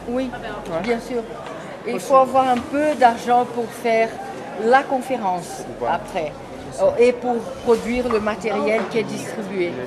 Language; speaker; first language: French; non-native, fluent; Portuguese